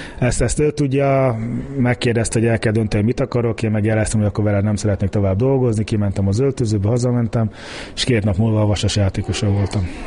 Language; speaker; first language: Hungarian; early bilingual, heritage; Hungarian